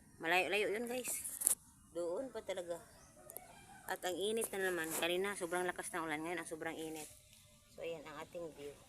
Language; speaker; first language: Filipino; non-native, local second language; Cebuano